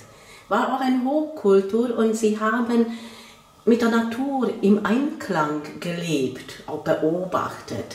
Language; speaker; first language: German; non-native, fluent; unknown